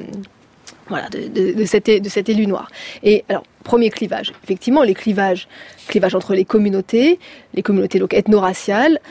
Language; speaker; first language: French; native; French